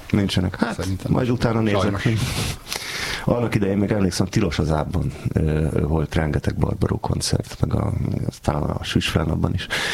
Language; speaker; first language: Hungarian; native; Hungarian